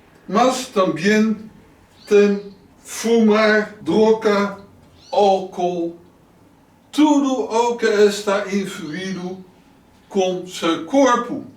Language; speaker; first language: Portuguese; non-native, learner; Dutch